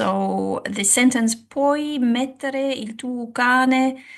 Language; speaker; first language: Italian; non-native, learner; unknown